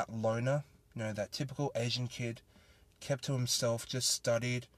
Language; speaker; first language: English; native; English